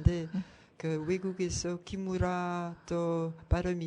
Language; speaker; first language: Korean; non-native, learner; French